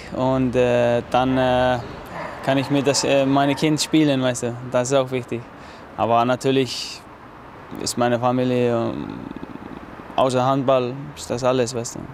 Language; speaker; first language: German; non-native, fluent; Icelandic